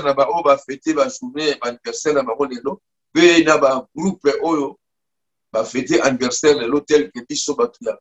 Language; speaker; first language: French; non-native, local second language; Lingala